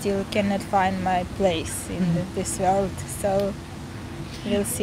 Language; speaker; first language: English; non-native, learner; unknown